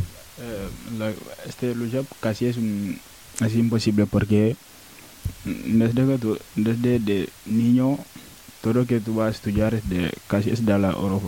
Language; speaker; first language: Spanish; non-native, learner; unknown